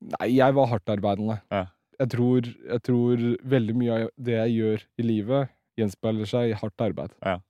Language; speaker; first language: Norwegian; early bilingual, other home language; Riffian